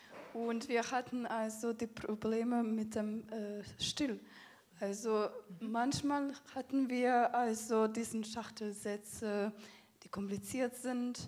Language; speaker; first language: German; non-native, fluent; Serbian